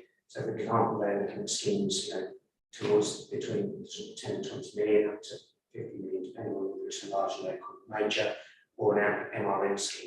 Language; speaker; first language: English; native; English